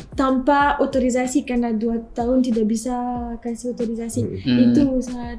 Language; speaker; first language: Indonesian; non-native, learner; French